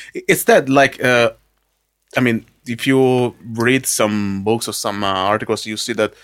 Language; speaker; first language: English; non-native, fluent; Italian